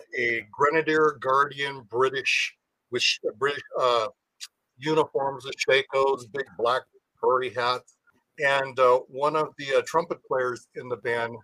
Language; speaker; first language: English; native; English